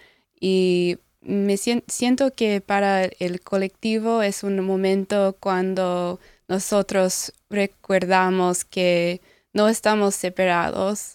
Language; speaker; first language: Spanish; non-native, learner; English